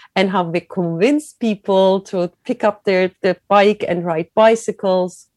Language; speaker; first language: English; non-native, fluent; Turkish